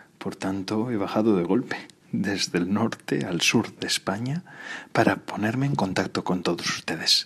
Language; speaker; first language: Spanish; native; Spanish